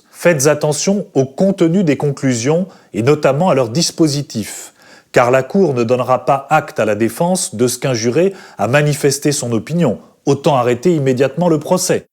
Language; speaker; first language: French; native; French